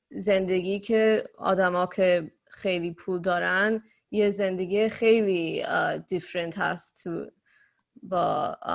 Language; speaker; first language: Persian; early bilingual, other home language; English